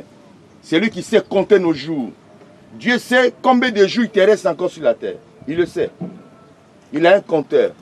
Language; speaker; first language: French; non-native, local second language; Lingala